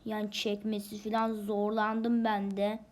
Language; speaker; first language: Turkish; native; Turkish